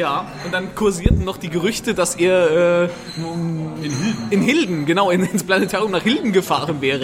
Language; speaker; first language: German; native; German